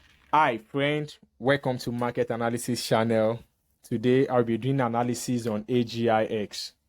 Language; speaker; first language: English; native; English